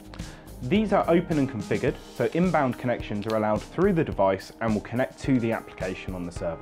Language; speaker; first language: English; native; English